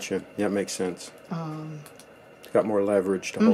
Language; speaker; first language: English; native; English